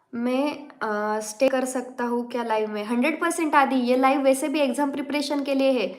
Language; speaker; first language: Hindi; non-native, local second language; Marathi